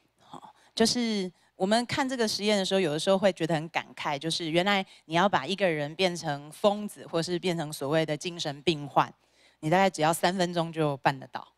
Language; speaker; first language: Chinese; native; Chinese